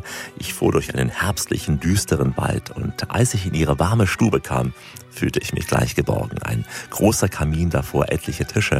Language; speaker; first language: German; native; German